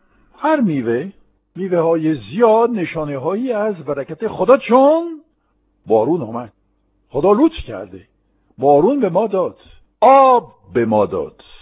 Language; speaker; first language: Persian; non-native, fluent; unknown